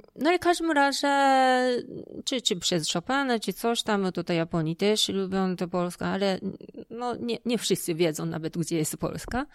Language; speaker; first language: Polish; non-native, fluent; Japanese